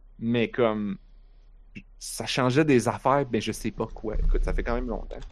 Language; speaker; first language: French; native; French